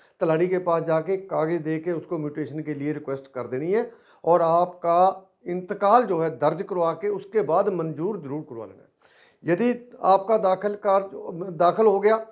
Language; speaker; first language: Hindi; non-native, local second language; Punjabi